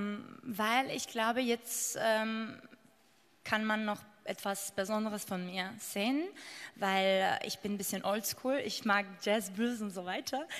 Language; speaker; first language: German; non-native, fluent; Georgian